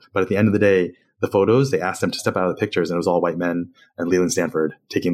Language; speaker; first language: English; native; English